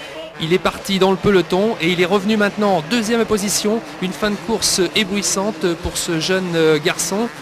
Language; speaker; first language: French; native; French